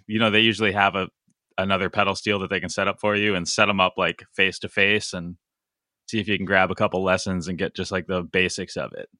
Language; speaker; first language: English; native; English